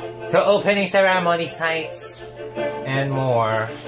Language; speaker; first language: English; non-native, local second language; Filipino